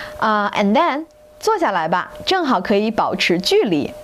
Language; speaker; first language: Chinese; native; Chinese